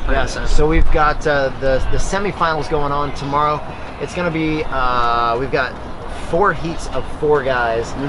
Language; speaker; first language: English; native; English